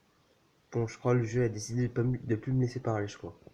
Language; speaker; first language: French; native; French